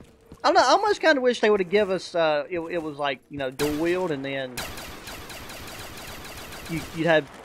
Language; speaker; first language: English; native; English